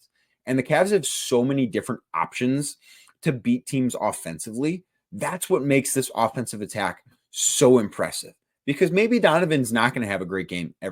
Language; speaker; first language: English; native; English